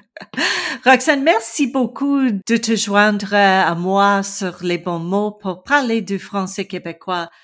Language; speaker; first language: French; non-native, learner; English